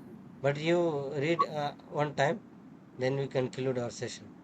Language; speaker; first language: English; non-native, learner; Urdu